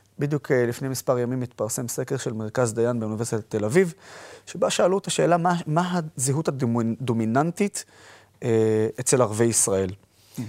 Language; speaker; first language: Hebrew; non-native, local second language; Arabic